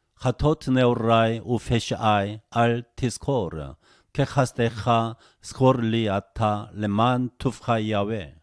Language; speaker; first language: Hebrew; non-native, fluent; Korean